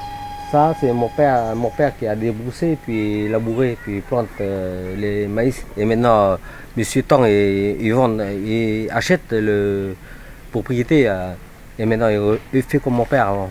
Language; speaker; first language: French; early bilingual, other home language; Vietnamese